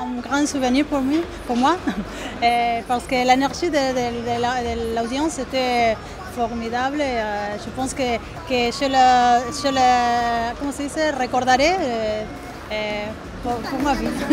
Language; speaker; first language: French; non-native, learner; Spanish